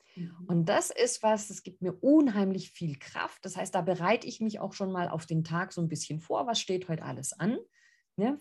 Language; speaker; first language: German; early bilingual, other home language; Greek